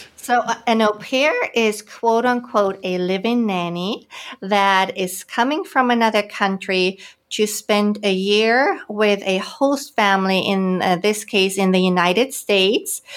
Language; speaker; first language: English; non-native, fluent; German